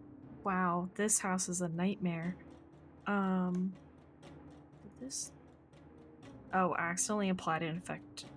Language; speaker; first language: English; native; English